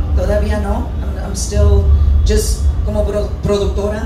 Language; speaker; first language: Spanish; early bilingual, heritage; English